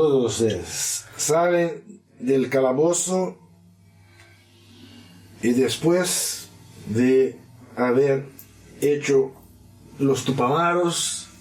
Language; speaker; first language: Spanish; non-native, learner; Portuguese